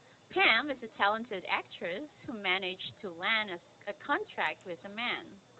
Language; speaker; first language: English; non-native, fluent; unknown